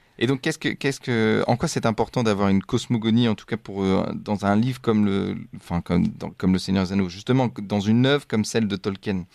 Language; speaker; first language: French; native; French